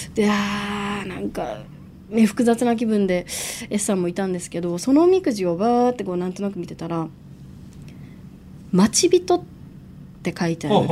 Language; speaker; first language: Japanese; native; Japanese